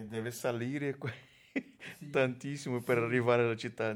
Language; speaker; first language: Italian; non-native, fluent; Portuguese